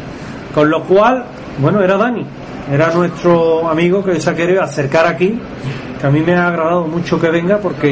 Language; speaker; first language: Spanish; native; Spanish